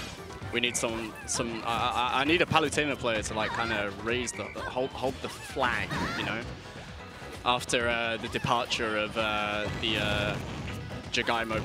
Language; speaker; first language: English; native; English